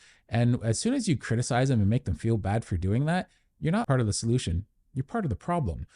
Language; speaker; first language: English; native; English